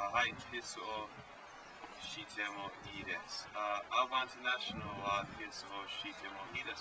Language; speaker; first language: Japanese; non-native, learner; English